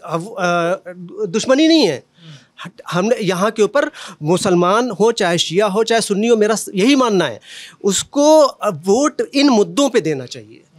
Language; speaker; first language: Hindi; native; Hindi